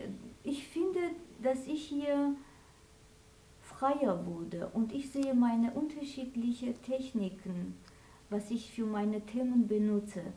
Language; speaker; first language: German; non-native, fluent; Armenian